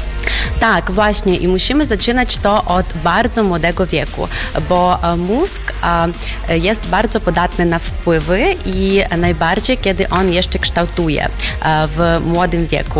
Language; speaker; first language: Polish; non-native, fluent; Ukrainian